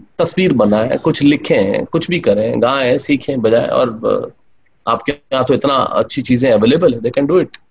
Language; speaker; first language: Hindi; native; Hindi